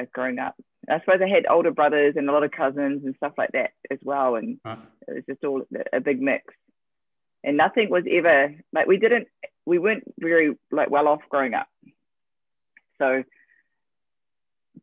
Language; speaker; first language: English; native; English